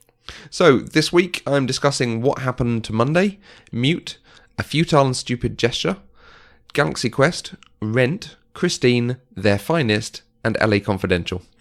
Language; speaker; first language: English; native; English